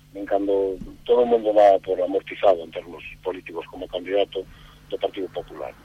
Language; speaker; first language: Spanish; non-native, local second language; Galician